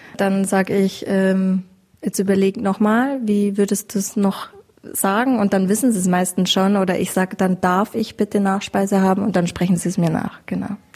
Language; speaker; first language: German; native; German